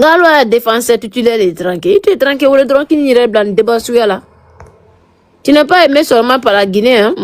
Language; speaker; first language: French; non-native, local second language; Mandingo